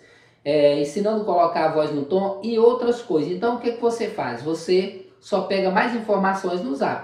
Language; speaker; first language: Portuguese; native; Portuguese